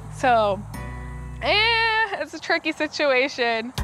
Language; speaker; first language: English; native; English